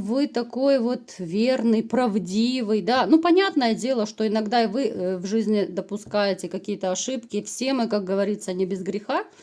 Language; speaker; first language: Russian; native; Russian